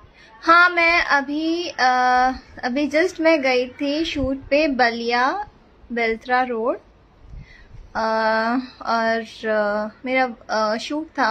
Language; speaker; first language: Hindi; native; Hindi